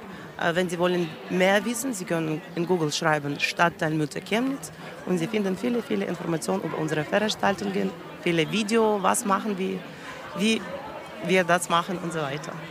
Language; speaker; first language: German; non-native, learner; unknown